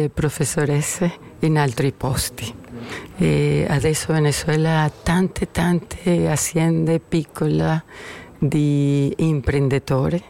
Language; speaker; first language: Italian; non-native, learner; Spanish